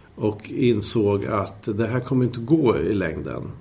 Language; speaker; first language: Swedish; native; Swedish